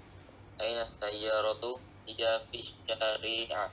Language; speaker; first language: Arabic; non-native, learner; Indonesian